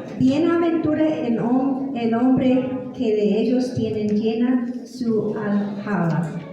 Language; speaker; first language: Spanish; non-native, fluent; English